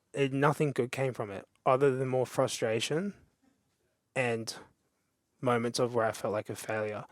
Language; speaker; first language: English; native; English